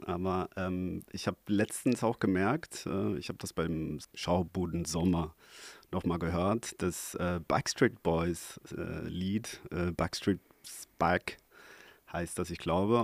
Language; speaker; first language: German; non-native, fluent; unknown